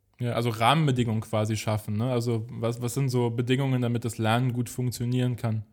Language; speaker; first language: German; native; German